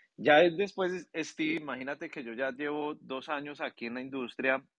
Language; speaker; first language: Spanish; native; Spanish